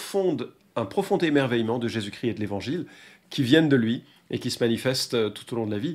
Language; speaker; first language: French; native; French